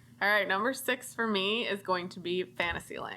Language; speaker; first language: English; native; English